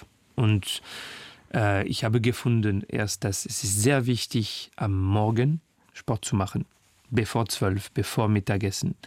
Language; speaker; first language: German; non-native, fluent; French